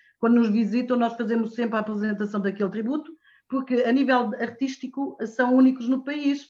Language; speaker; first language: Portuguese; native; Portuguese